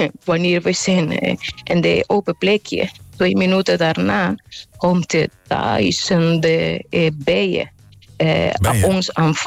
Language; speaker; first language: Dutch; non-native, local second language; Papiamento